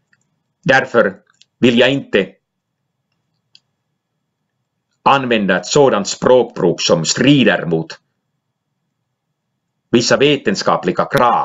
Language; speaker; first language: Swedish; non-native, local second language; Finnish